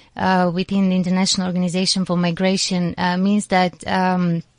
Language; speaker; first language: English; non-native, fluent; Macedonian